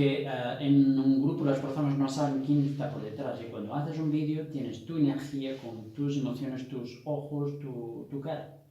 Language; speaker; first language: Spanish; non-native, fluent; Portuguese